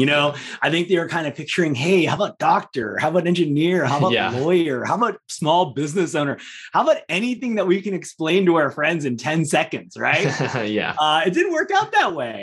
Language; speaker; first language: English; native; English